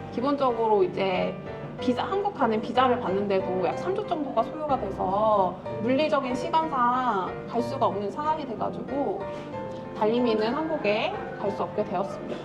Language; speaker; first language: Korean; native; Korean